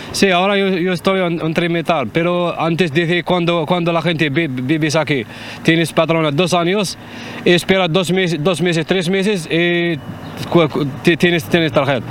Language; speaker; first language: Spanish; non-native, learner; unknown